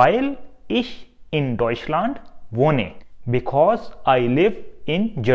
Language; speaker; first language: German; non-native, fluent; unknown